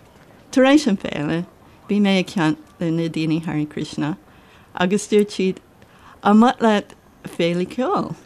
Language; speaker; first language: Irish; non-native, learner; English